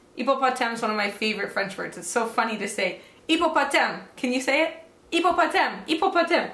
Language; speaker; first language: English; native; English